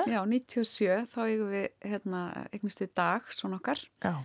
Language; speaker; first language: Icelandic; native; Icelandic